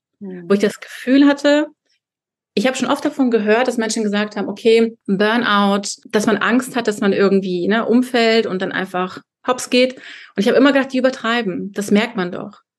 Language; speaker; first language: German; early bilingual, other home language; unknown